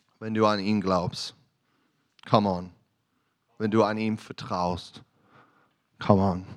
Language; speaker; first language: German; non-native, fluent; English